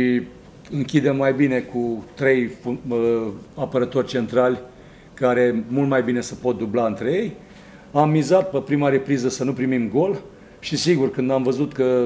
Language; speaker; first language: Romanian; native; Romanian